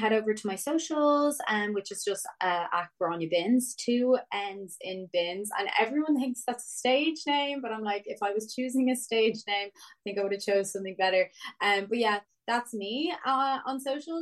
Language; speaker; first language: English; native; English